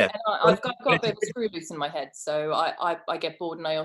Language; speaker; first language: English; native; English